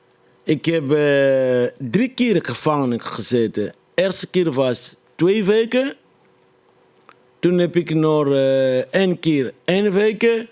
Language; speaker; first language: Dutch; non-native, fluent; Lingala